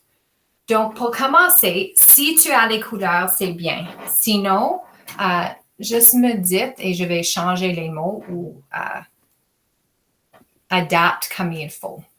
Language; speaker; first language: French; non-native, fluent; English